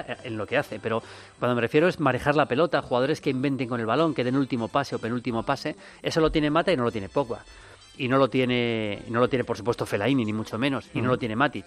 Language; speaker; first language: Spanish; native; Spanish